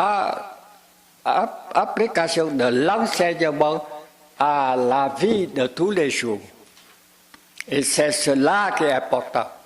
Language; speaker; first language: French; non-native, fluent; Vietnamese